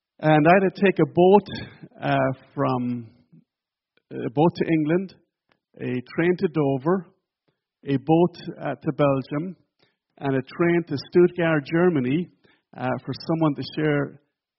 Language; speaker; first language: English; native; English